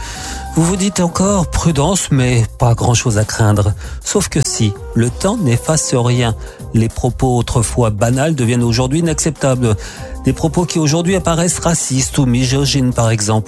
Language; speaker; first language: French; native; French